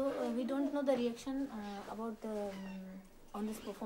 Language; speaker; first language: English; non-native, learner; Hindi